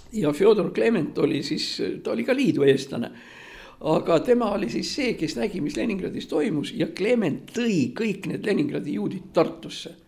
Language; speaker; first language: Estonian; non-native, local second language; Russian